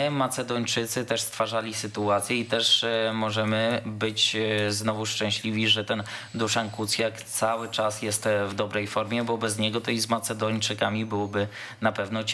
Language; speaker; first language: Polish; native; Polish